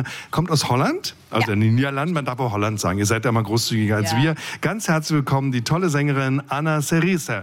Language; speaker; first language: German; native; German